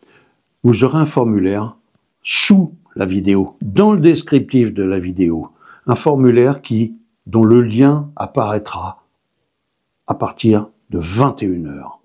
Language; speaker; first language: French; native; French